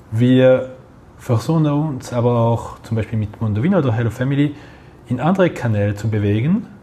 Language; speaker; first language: German; non-native, local second language; French